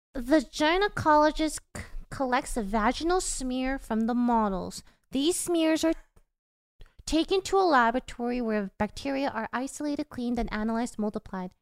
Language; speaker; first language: English; early bilingual, other home language; Korean